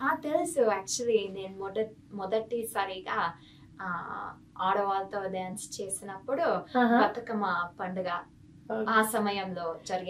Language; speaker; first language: Telugu; non-native, fluent; English